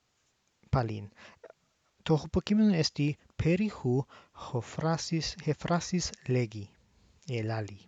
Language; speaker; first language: Greek; non-native, learner; English